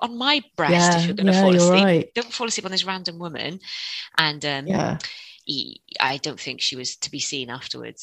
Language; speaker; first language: English; native; English